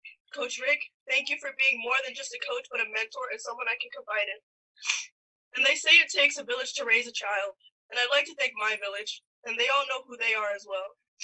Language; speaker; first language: English; early bilingual, other home language; Spanish